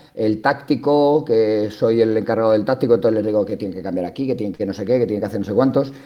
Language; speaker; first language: Spanish; native; Spanish